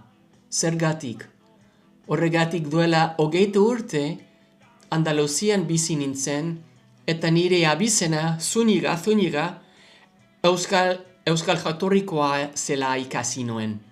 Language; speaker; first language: Basque; non-native, learner; English